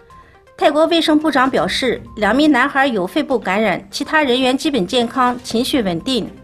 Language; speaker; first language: Chinese; non-native, local second language; Uyghur